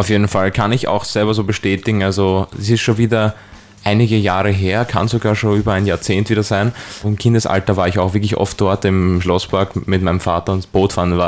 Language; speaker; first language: German; native; German